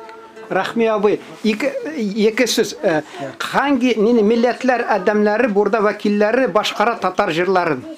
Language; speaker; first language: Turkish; non-native, learner; Tatar